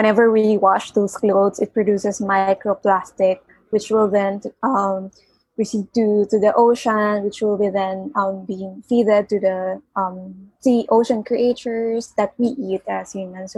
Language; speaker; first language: English; non-native, local second language; Filipino